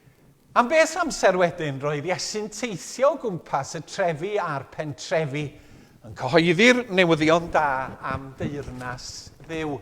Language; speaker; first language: Welsh; native; Welsh